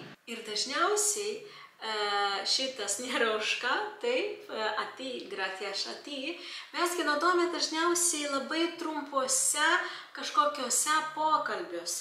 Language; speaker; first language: Lithuanian; non-native, local second language; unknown